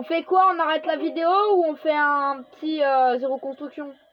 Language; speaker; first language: French; native; French